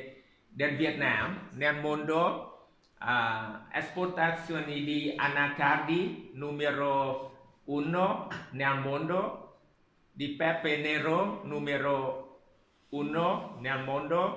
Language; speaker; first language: Italian; non-native, learner; Vietnamese